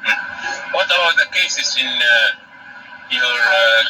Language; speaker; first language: English; non-native, learner; Arabic